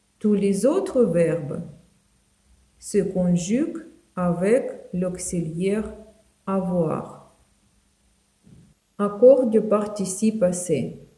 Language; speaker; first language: French; non-native, fluent; Ukrainian